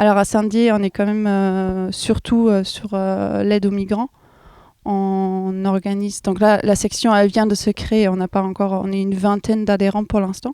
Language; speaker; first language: French; non-native, fluent; German